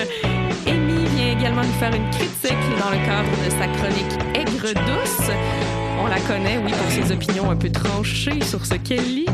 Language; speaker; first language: French; native; French